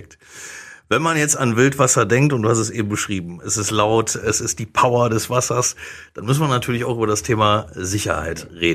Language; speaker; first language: German; native; German